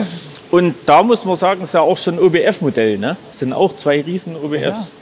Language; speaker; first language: German; native; German